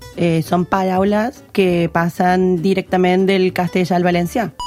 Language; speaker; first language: Catalan; non-native, learner; Spanish